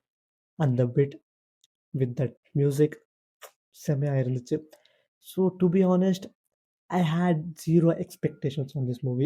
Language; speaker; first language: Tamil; non-native, learner; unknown